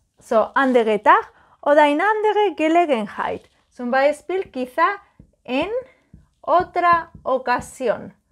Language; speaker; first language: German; non-native, learner; Spanish